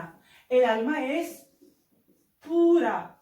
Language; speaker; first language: Spanish; non-native, fluent; Arabic